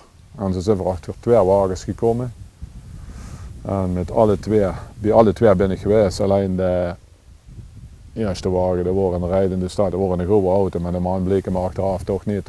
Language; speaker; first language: Dutch; native; Dutch